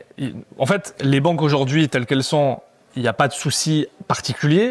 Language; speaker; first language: French; native; French